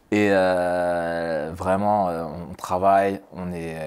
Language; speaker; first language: French; native; French